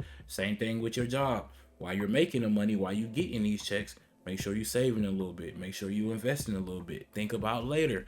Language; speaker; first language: English; native; English